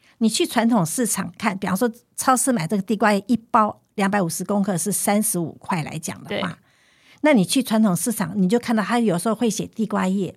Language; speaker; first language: Chinese; native; Chinese